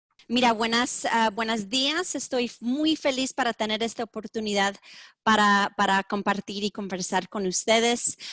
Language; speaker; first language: Spanish; early bilingual, heritage; Spanish